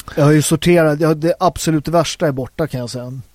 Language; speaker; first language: Swedish; early bilingual, other home language; Italian